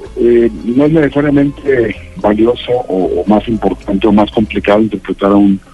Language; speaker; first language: Spanish; native; Spanish